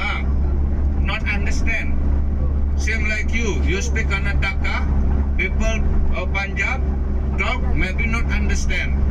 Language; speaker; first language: English; non-native, learner; Balinese